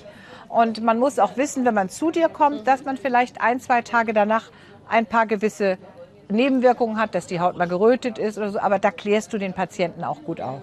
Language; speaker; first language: German; native; German